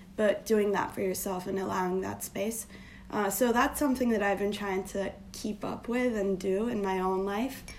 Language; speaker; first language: English; non-native, fluent; Turkish